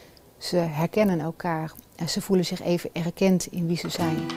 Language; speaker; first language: Dutch; native; Dutch